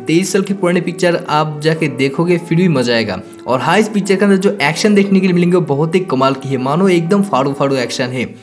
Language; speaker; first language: Hindi; non-native, local second language; Bangla